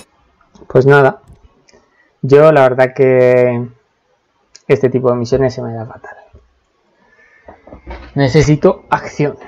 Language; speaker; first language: Spanish; native; Spanish